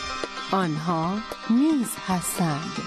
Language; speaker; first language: Persian; non-native, learner; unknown